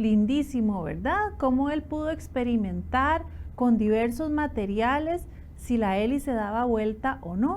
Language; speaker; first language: Spanish; native; Spanish